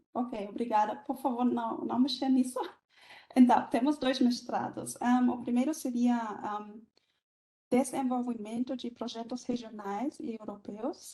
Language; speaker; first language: Portuguese; non-native, fluent; German